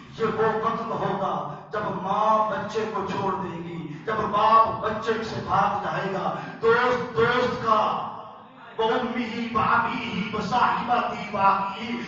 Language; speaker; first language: Urdu; non-native, local second language; Punjabi